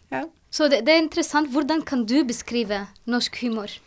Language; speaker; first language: Norwegian; non-native, fluent; Arabic